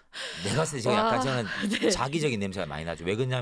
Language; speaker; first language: Korean; native; Korean